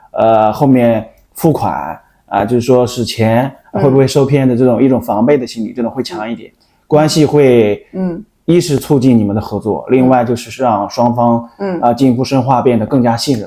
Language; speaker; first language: Chinese; native; Chinese